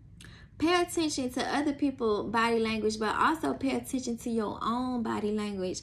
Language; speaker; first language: English; native; English